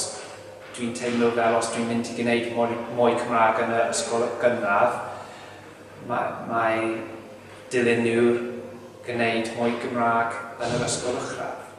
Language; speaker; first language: Welsh; non-native, learner; English